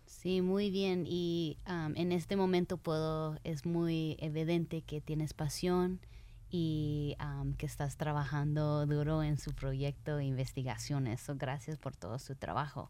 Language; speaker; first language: Spanish; early bilingual, heritage; Spanish